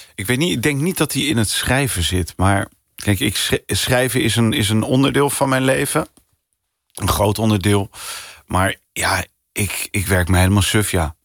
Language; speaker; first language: Dutch; early bilingual, other home language; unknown